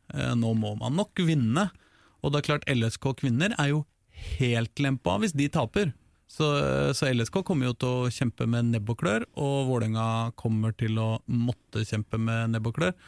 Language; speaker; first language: Norwegian; native; Norwegian